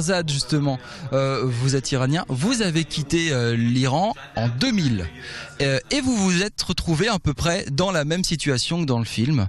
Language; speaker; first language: French; native; French